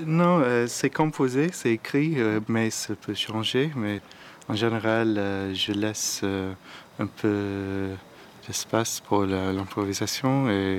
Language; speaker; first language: French; non-native, learner; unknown